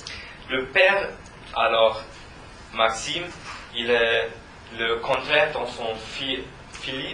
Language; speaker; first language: French; non-native, learner; German